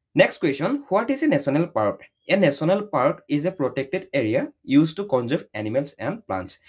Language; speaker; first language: English; non-native, local second language; Assamese